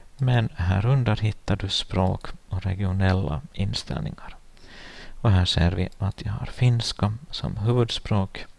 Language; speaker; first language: Swedish; native; Swedish